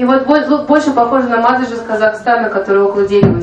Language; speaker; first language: Russian; native; Russian